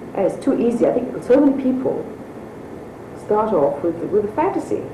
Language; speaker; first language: English; native; English